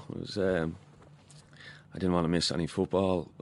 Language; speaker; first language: English; native; English